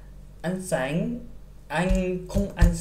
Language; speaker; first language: Vietnamese; non-native, learner; Korean